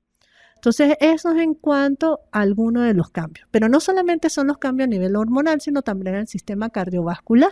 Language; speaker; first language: Spanish; native; Spanish